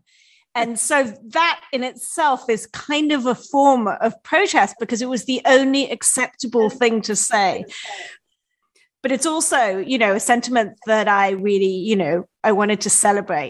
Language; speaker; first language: English; native; English